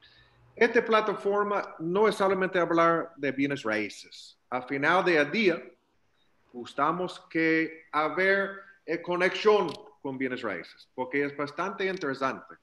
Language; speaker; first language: Spanish; non-native, learner; English